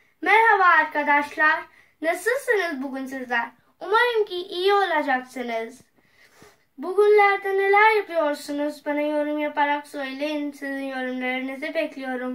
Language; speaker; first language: Turkish; non-native, learner; Urdu